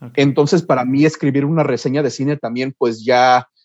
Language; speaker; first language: Spanish; early bilingual, heritage; Spanish